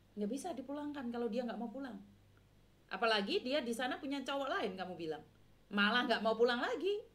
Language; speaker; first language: Indonesian; non-native, local second language; Javanese